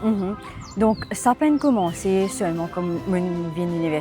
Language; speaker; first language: French; non-native, local second language; Morisyen